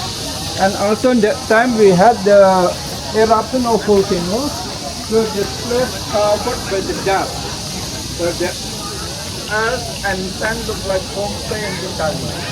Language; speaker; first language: English; non-native, learner; Indonesian